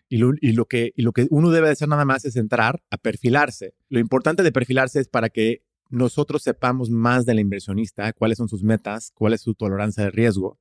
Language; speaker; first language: Spanish; early bilingual, heritage; Spanish